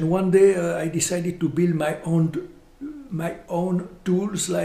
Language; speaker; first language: English; non-native, fluent; French